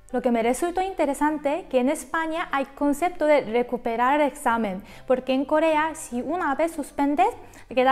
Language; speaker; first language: Spanish; non-native, fluent; Korean